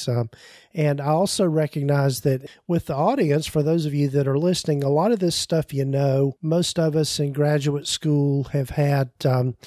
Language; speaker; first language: English; native; English